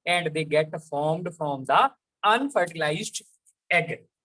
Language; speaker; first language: English; non-native, local second language; Punjabi